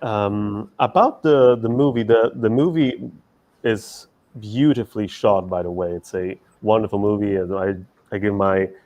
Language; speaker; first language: English; non-native, fluent; Italian